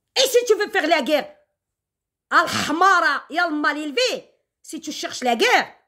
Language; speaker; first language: French; non-native, local second language; Arabic